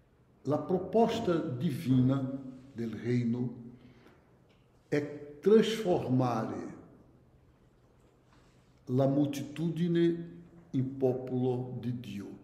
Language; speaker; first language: Italian; non-native, fluent; Portuguese